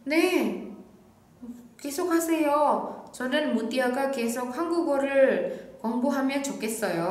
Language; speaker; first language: Korean; non-native, fluent; Indonesian